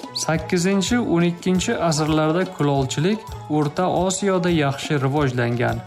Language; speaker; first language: Uzbek; native; Uzbek